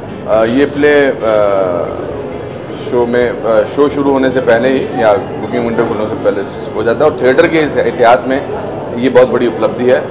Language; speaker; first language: Hindi; native; Hindi